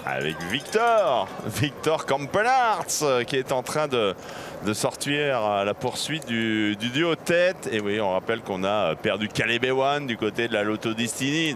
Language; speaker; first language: French; native; French